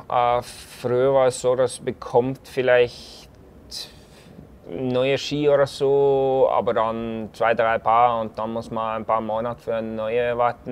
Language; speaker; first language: German; non-native, fluent; Norwegian